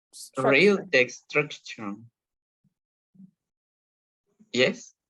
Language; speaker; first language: English; non-native, learner; Spanish